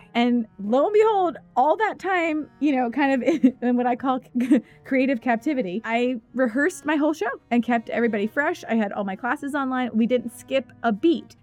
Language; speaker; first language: English; native; English